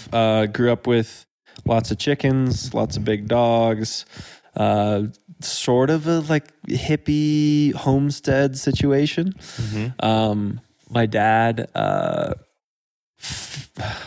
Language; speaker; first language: English; native; English